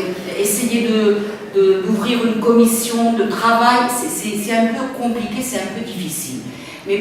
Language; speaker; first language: French; non-native, fluent; Spanish